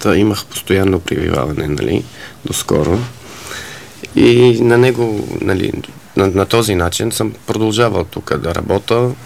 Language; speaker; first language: Bulgarian; non-native, fluent; Arabic